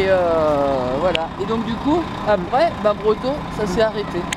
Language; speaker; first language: French; native; French